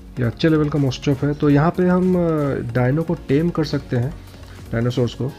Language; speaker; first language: Hindi; non-native, local second language; Assamese